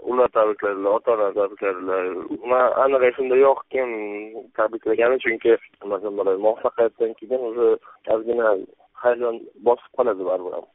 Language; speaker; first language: Uzbek; native; Uzbek